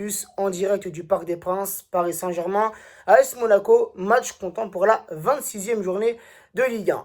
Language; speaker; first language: French; native; French